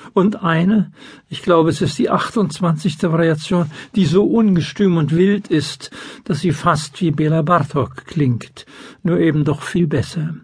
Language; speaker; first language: German; native; German